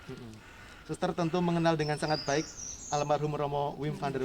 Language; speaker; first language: Indonesian; native; Indonesian